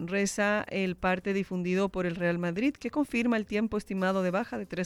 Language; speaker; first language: Spanish; native; Spanish